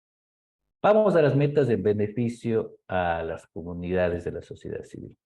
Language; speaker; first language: Spanish; native; Spanish